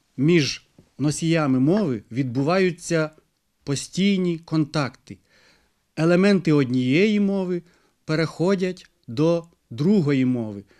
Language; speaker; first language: Ukrainian; native; Ukrainian